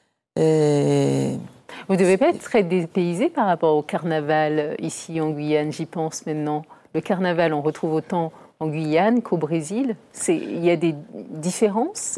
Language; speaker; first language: French; native; French